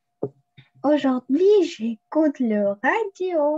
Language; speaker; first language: French; non-native, learner; Russian